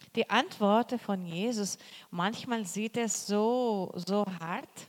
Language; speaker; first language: German; non-native, fluent; Portuguese